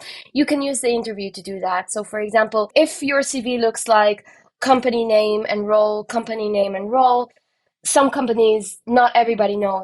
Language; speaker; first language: English; non-native, fluent; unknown